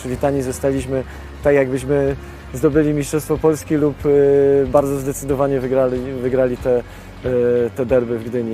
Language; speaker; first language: Polish; native; Polish